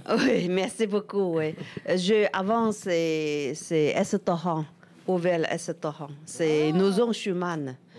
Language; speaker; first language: French; non-native, learner; Russian